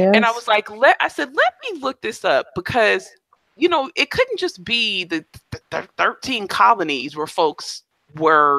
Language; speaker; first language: English; native; English